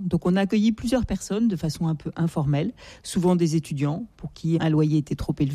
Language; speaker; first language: French; native; French